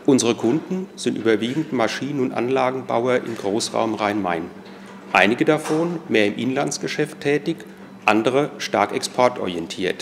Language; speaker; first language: German; native; German